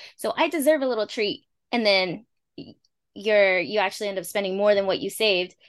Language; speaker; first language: English; early bilingual, other home language; Spanish